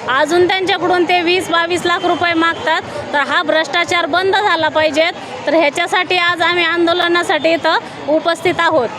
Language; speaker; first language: Marathi; native; Marathi